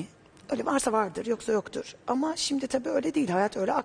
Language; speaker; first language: Turkish; native; Turkish